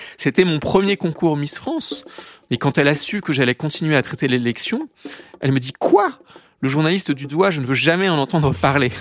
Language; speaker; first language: French; native; French